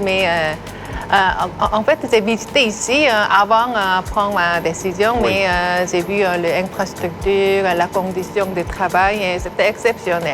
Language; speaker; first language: French; non-native, fluent; Korean